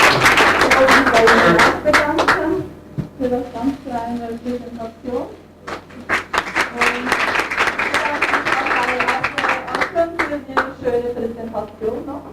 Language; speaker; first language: German; non-native, fluent; Turkish